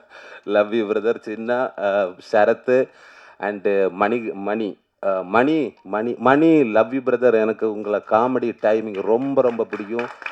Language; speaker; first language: Tamil; non-native, learner; Malayalam